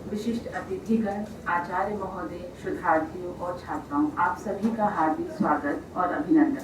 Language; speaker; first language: Hindi; native; Hindi